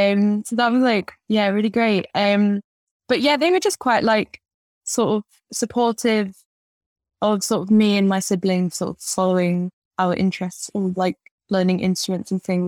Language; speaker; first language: English; native; English